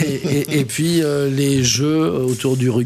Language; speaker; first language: French; native; French